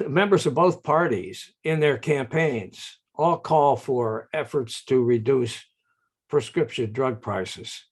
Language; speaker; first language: English; native; English